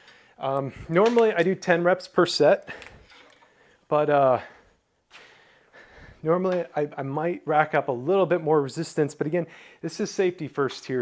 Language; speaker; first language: English; native; English